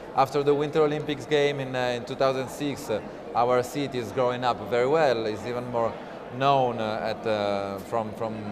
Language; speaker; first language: Italian; native; Italian